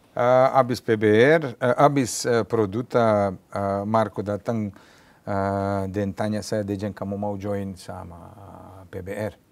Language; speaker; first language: Indonesian; non-native, fluent; Serbian